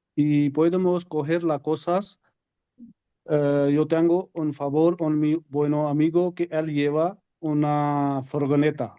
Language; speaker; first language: Spanish; non-native, learner; Urdu